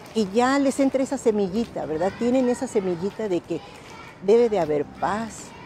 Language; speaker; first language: Spanish; native; Spanish